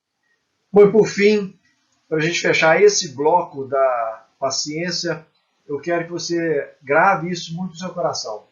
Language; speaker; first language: Portuguese; native; Portuguese